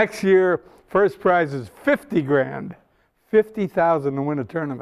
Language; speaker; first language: English; native; English